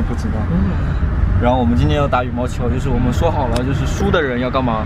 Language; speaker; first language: Chinese; native; Chinese